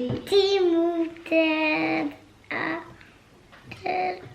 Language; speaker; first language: Dutch; early bilingual, other home language; Turkish